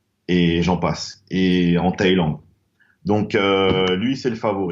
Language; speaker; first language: French; native; French